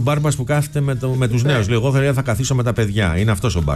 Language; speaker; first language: Greek; native; Greek